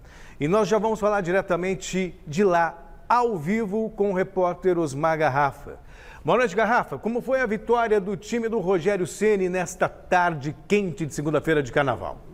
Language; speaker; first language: Portuguese; native; Portuguese